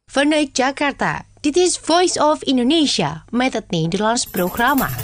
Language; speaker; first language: Dutch; non-native, fluent; Indonesian